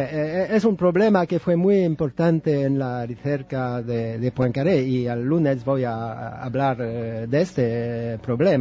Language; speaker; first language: Spanish; non-native, fluent; French